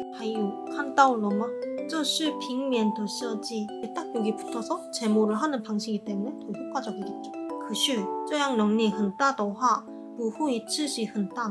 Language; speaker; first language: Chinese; non-native, learner; Korean